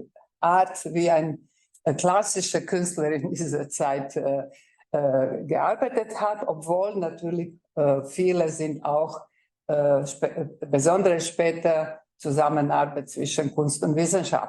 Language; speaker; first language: German; non-native, fluent; Croatian